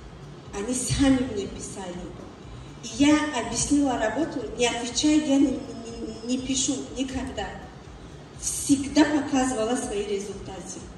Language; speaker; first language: Russian; non-native, learner; Tajik